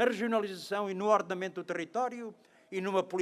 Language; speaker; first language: Portuguese; native; Portuguese